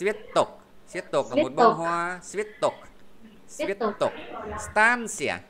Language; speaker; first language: Russian; non-native, fluent; Vietnamese